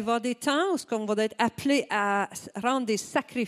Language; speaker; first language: French; native; French